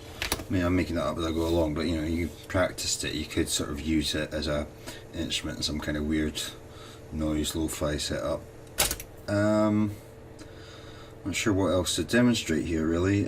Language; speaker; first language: English; native; English